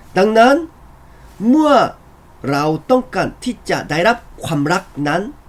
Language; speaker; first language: Thai; non-native, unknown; Korean